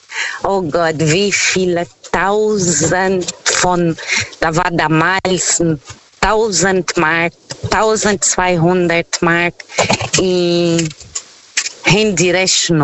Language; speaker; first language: German; non-native, fluent; Portuguese